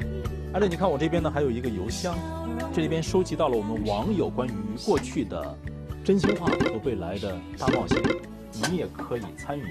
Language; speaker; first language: Chinese; native; Chinese